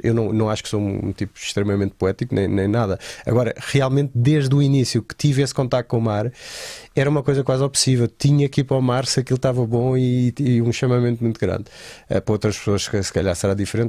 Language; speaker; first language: Portuguese; native; Portuguese